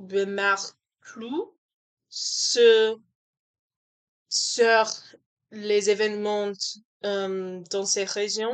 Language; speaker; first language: French; non-native, learner; English